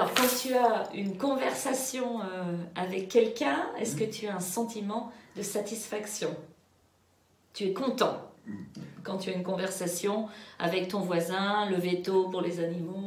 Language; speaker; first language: French; native; French